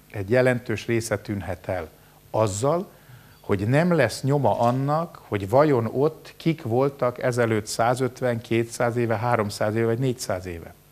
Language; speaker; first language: Hungarian; native; Hungarian